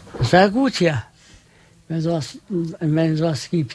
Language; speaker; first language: German; non-native, learner; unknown